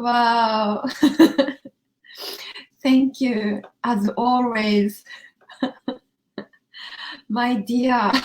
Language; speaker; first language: English; non-native, learner; Japanese